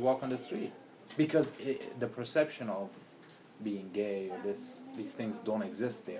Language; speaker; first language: English; non-native, fluent; Persian